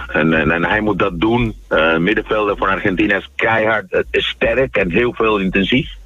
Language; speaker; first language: Dutch; non-native, fluent; Spanish